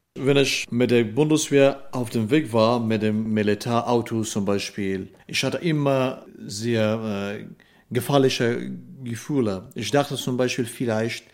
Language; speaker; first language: German; non-native, learner; Persian